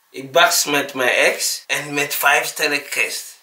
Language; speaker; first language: Dutch; non-native, learner; Akan